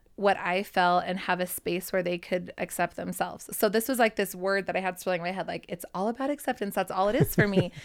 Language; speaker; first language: English; native; English